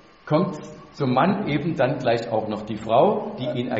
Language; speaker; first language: German; native; German